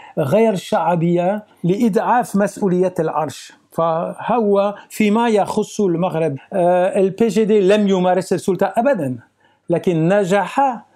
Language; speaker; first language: Arabic; non-native, fluent; French